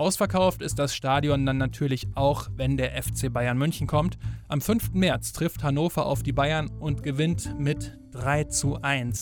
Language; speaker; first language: German; native; German